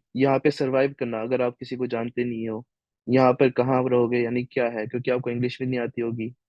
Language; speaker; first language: Hindi; native; Hindi